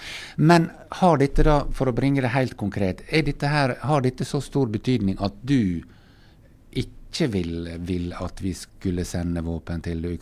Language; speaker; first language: Norwegian; native; Norwegian